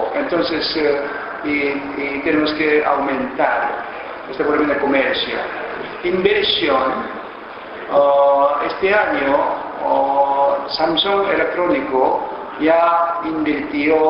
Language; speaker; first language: Spanish; non-native, fluent; Korean